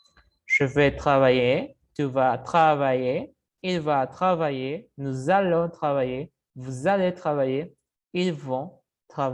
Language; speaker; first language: French; non-native, fluent; Spanish